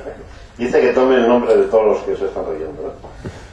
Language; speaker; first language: Spanish; native; Spanish